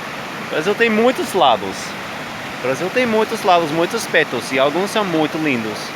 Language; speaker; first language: Portuguese; non-native, learner; English